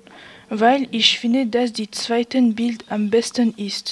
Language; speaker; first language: German; non-native, learner; French